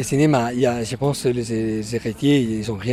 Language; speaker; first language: French; non-native, fluent; Italian